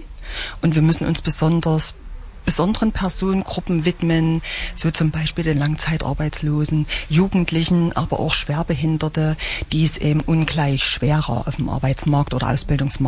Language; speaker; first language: German; native; German